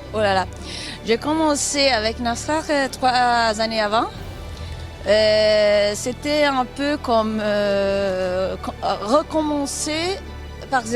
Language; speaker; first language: French; non-native, fluent; Italian